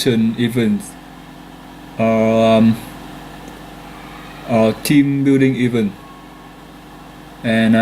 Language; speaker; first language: English; non-native, learner; Vietnamese